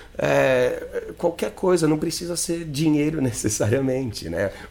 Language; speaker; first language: Portuguese; non-native, fluent; English